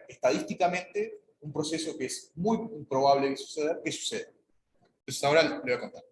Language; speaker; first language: Spanish; native; Spanish